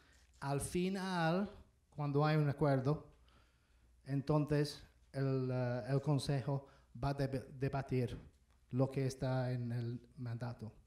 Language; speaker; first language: Spanish; non-native, fluent; English